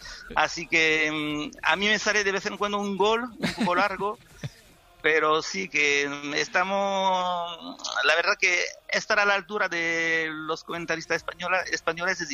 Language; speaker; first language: Spanish; non-native, fluent; French